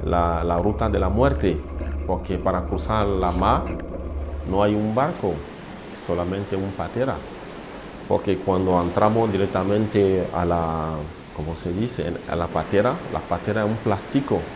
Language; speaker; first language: Spanish; non-native, learner; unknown